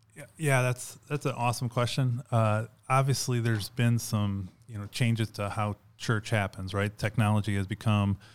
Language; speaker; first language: English; native; English